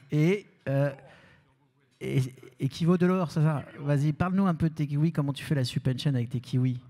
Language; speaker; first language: French; native; French